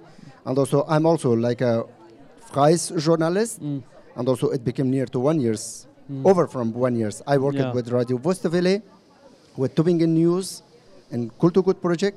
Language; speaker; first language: English; non-native, learner; Persian